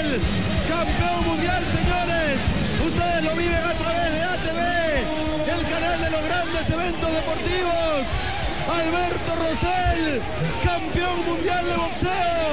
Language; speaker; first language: Spanish; native; Spanish